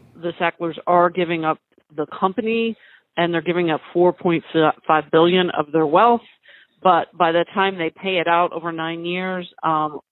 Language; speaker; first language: English; native; English